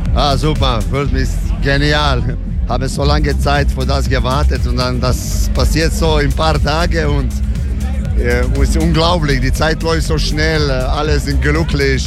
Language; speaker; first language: German; non-native, fluent; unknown